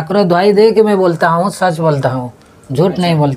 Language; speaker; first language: Hindi; non-native, local second language; Odia